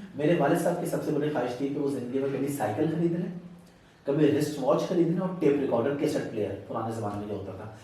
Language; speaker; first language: Urdu; non-native, local second language; Punjabi